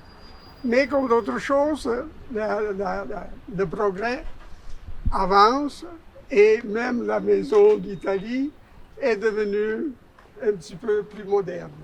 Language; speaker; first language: French; non-native, fluent; Italian